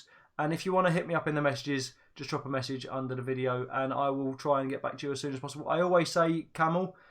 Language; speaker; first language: English; native; English